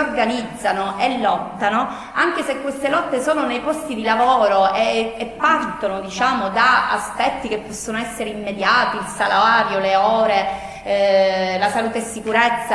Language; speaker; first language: Italian; native; Italian